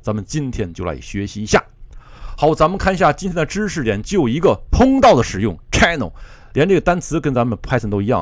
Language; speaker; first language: Chinese; native; Chinese